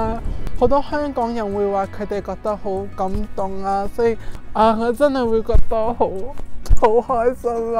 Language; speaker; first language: Cantonese; non-native, fluent; English